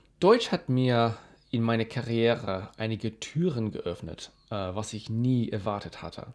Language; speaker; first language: German; non-native, fluent; English